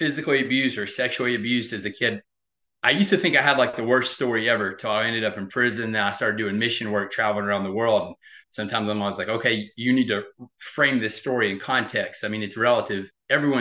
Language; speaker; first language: English; native; English